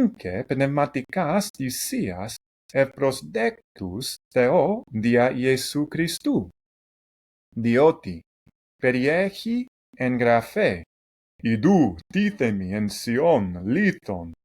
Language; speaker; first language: Greek; non-native, fluent; English